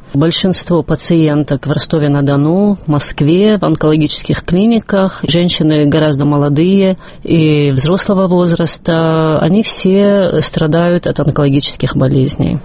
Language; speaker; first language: Russian; non-native, local second language; Chechen